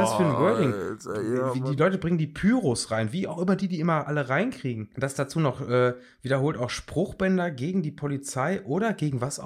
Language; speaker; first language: German; native; German